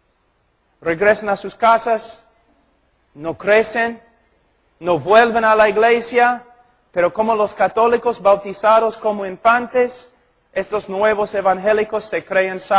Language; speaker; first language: Spanish; non-native, fluent; English